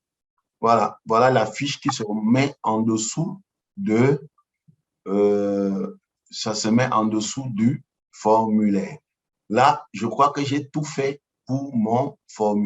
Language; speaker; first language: French; non-native, local second language; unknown